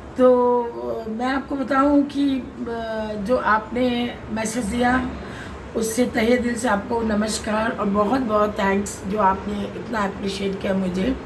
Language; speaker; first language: Hindi; native; Hindi